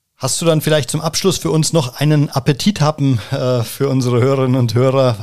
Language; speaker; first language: German; native; German